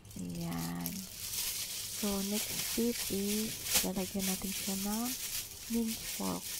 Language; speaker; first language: Filipino; non-native, local second language; Cebuano